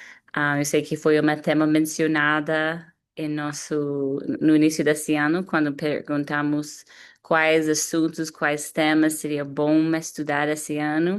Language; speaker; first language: Portuguese; non-native, fluent; English